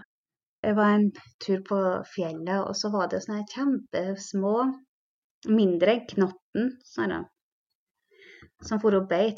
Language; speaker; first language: Norwegian; non-native, local second language; Northern Sami